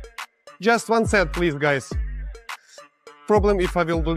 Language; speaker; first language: English; non-native, learner; Russian